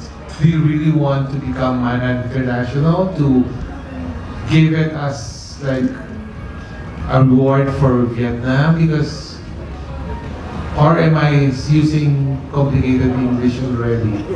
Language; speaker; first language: English; non-native, fluent; Filipino